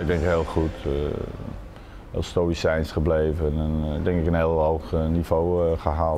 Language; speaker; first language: Dutch; native; Dutch